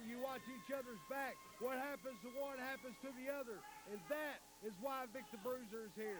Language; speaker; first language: English; native; English